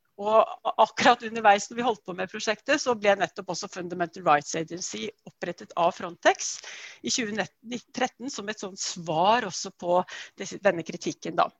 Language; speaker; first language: Norwegian; native; Norwegian